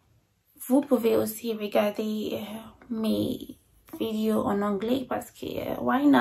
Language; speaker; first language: French; non-native, fluent; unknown